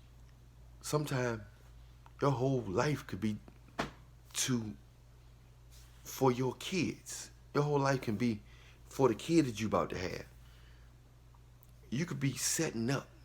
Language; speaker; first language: English; native; English